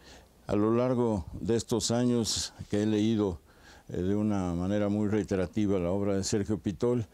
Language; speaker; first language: Spanish; native; Spanish